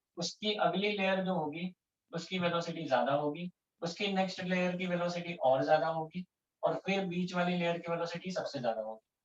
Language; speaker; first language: Hindi; non-native, local second language; Gujarati